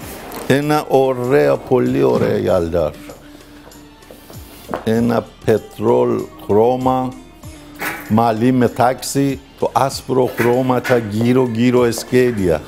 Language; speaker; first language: Greek; non-native, learner; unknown